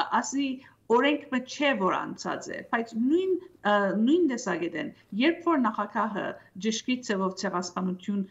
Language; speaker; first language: Armenian; early bilingual, heritage; Armenian